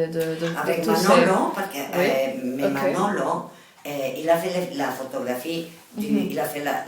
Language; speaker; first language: French; non-native, learner; Catalan